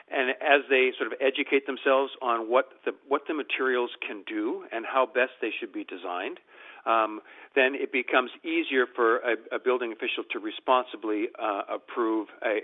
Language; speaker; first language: English; native; English